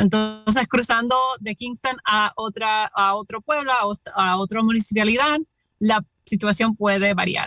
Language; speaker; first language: Spanish; non-native, fluent; English